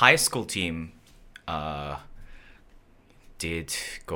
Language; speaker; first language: English; non-native, fluent; Japanese